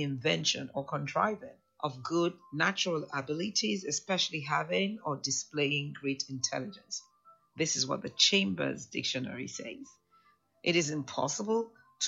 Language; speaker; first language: English; non-native, local second language; Yoruba